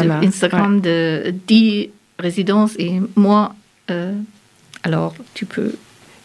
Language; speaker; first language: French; non-native, learner; German